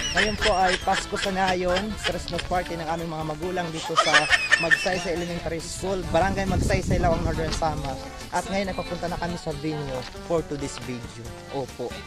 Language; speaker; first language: Filipino; non-native, local second language; Waray